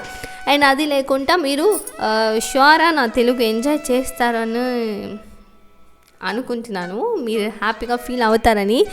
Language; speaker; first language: Telugu; non-native, learner; Tamil